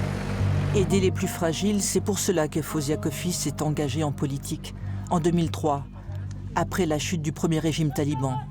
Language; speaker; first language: French; native; French